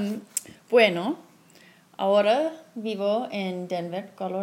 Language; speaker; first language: Spanish; non-native, fluent; English